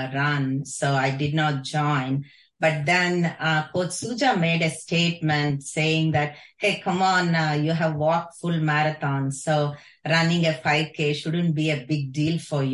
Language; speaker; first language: English; non-native, local second language; Kannada